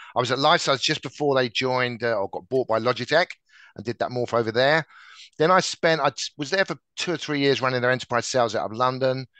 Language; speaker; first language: English; native; English